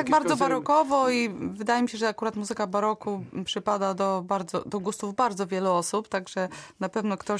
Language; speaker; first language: Polish; native; Polish